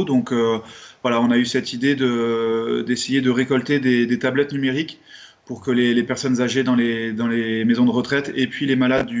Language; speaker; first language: French; native; French